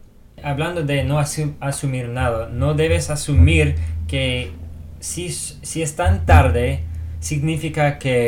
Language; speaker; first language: Spanish; non-native, fluent; English